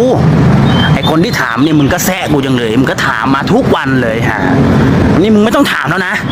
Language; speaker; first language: Thai; native; Thai